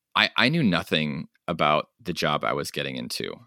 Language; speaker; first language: English; native; English